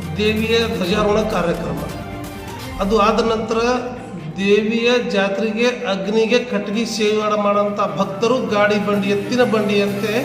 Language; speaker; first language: Kannada; non-native, local second language; Lambadi